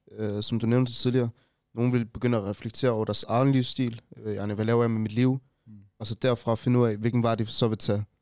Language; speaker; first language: Danish; early bilingual, other home language; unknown